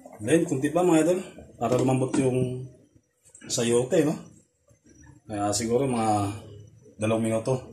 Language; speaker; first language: Filipino; non-native, local second language; Cebuano